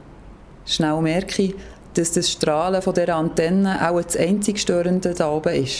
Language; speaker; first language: German; native; German